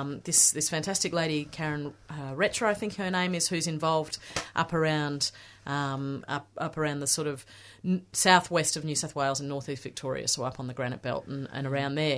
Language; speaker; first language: English; native; English